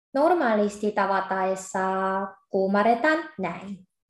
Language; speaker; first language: Finnish; non-native, fluent; Korean